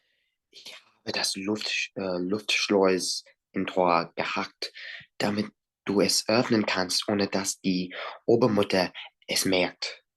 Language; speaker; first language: German; non-native, learner; English